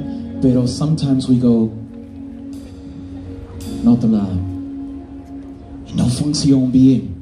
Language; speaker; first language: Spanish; non-native, learner; English